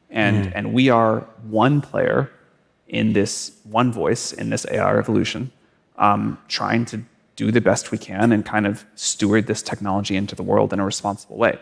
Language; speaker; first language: English; native; English